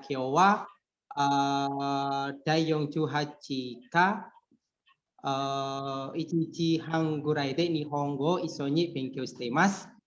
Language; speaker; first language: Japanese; non-native, fluent; Indonesian